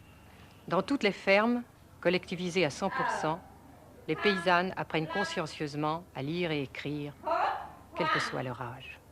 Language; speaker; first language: French; native; French